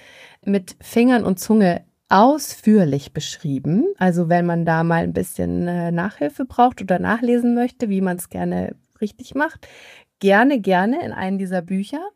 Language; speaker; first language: German; native; German